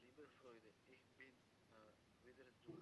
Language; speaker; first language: German; non-native, learner; Macedonian